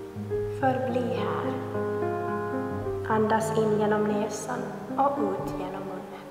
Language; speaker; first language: Swedish; non-native, local second language; Finnish